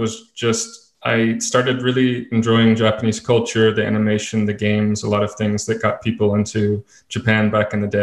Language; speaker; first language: English; native; English